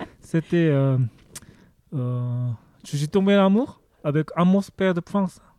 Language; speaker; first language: French; non-native, learner; Korean